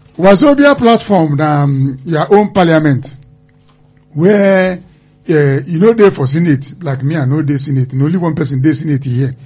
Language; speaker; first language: Nigerian Pidgin; non-native, local second language; Yoruba